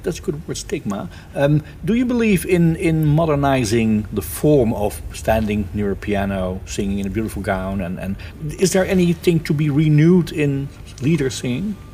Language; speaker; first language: English; non-native, fluent; Dutch